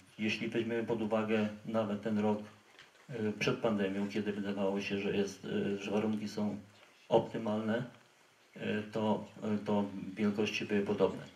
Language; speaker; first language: Polish; native; Polish